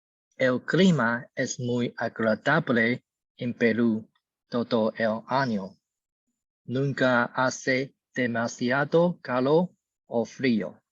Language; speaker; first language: Spanish; non-native, learner; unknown